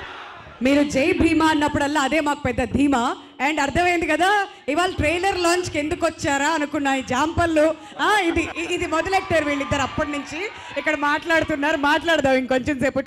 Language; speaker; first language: Telugu; native; Telugu